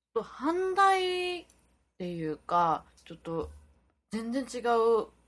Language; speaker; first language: Japanese; non-native, fluent; Korean